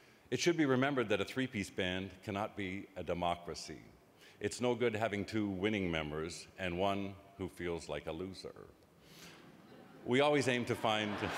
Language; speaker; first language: English; native; English